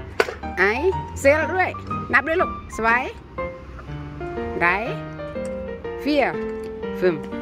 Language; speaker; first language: German; non-native, learner; Thai